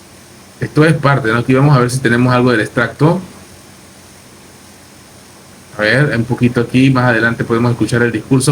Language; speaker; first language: Spanish; native; Spanish